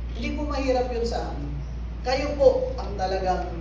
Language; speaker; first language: Filipino; non-native, local second language; Hiligaynon